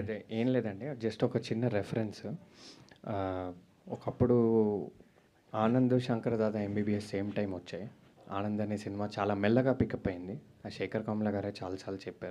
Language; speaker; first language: Telugu; native; Telugu